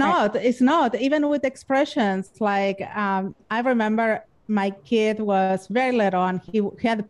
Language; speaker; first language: English; non-native, fluent; Spanish